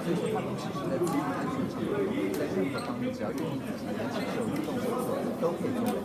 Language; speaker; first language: Chinese; native; Chinese